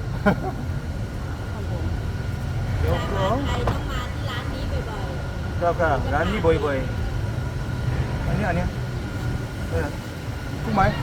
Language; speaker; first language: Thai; non-native, learner; Korean